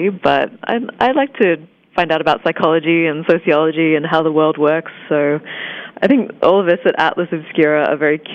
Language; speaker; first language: English; native; English